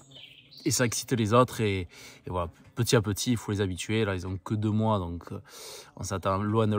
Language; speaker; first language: French; native; French